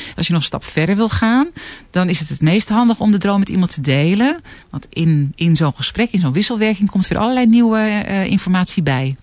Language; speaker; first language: Dutch; native; Dutch